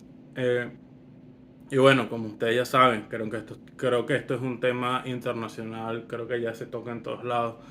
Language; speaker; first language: Spanish; early bilingual, other home language; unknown